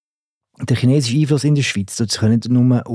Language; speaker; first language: German; native; German